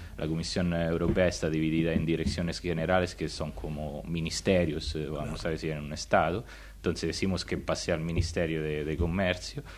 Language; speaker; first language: Spanish; non-native, fluent; Italian